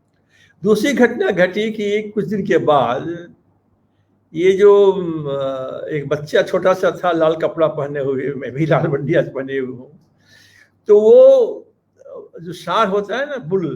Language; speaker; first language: Hindi; native; Hindi